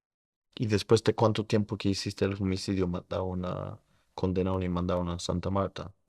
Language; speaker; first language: Spanish; early bilingual, heritage; Spanish